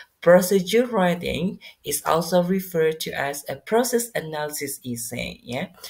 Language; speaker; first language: English; non-native, fluent; Indonesian